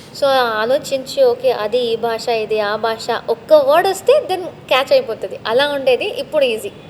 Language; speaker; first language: Telugu; non-native, local second language; Tamil